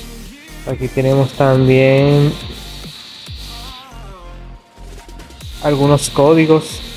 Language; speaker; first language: Spanish; non-native, fluent; Portuguese